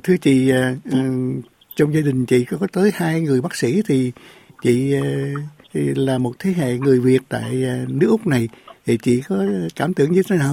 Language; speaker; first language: Vietnamese; native; Vietnamese